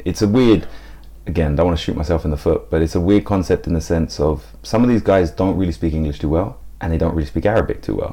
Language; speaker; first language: English; native; English